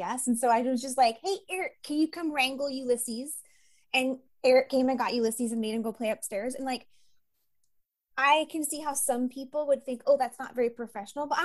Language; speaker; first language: English; native; English